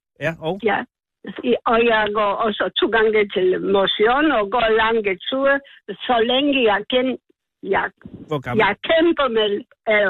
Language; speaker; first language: Danish; non-native, learner; Polish